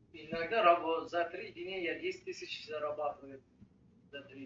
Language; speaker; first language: Russian; non-native, learner; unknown